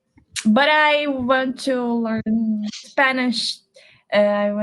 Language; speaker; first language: English; non-native, learner; Portuguese